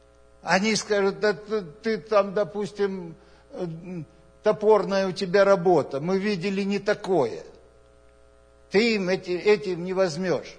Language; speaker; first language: Russian; native; Russian